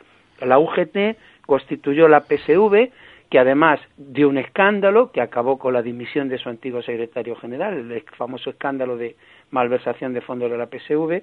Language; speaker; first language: Spanish; native; Spanish